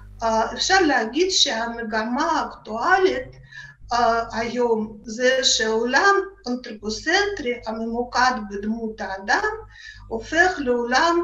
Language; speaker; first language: Hebrew; non-native, fluent; Russian